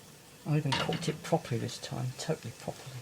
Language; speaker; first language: English; native; English